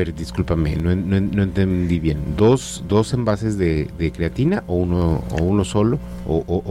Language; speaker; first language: Spanish; native; Spanish